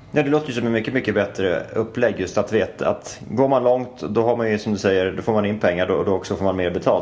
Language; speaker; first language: Swedish; native; Swedish